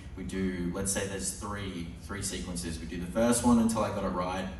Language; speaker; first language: English; native; English